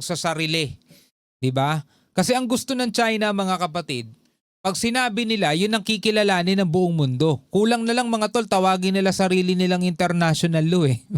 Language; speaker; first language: Filipino; native; Filipino